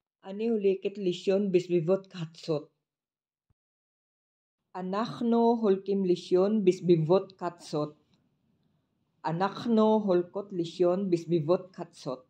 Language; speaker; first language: Hebrew; non-native, fluent; Filipino